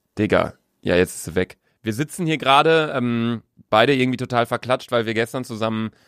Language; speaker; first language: German; native; German